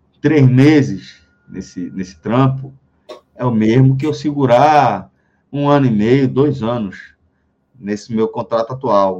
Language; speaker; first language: Portuguese; native; Portuguese